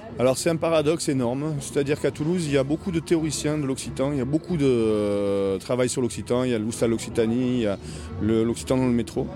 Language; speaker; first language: French; native; French